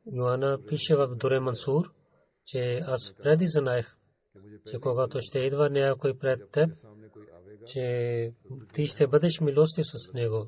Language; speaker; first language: Bulgarian; non-native, learner; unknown